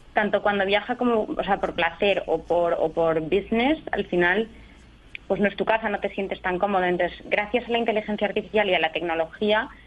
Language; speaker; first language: Spanish; native; Spanish